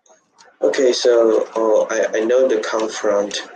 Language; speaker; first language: English; non-native, learner; Chinese